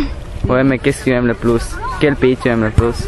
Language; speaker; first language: French; non-native, learner; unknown